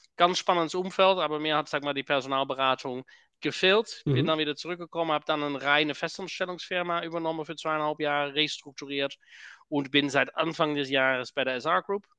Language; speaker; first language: German; non-native, fluent; Dutch